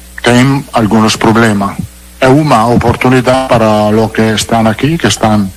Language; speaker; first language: Portuguese; non-native, learner; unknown